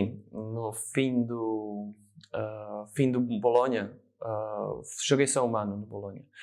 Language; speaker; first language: Portuguese; non-native, fluent; Slovak